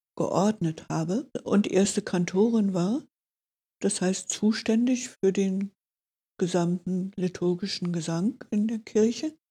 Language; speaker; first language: German; native; German